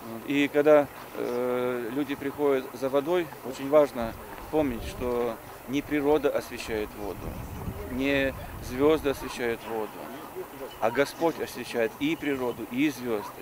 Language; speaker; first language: Russian; native; Russian